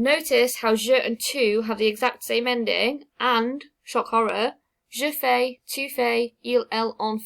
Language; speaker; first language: French; non-native, fluent; English